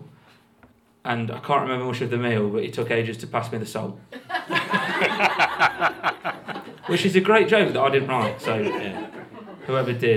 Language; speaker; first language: English; native; English